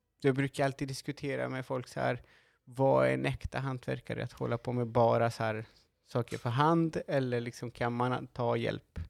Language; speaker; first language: Swedish; non-native, fluent; Spanish